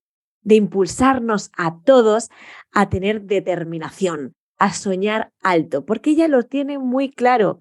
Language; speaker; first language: Spanish; native; Spanish